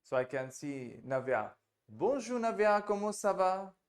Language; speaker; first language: French; non-native, fluent; Hindi